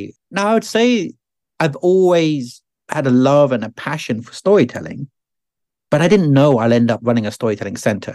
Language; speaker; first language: English; native; English